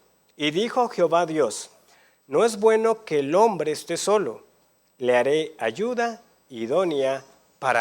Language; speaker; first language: Spanish; native; Spanish